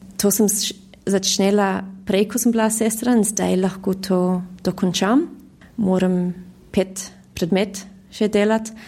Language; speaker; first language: Slovenian; early bilingual, heritage; Slovenian